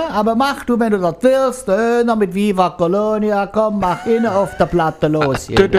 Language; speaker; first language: German; native; German